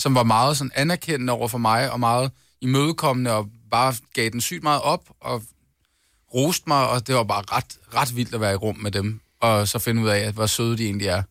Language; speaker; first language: Danish; native; Danish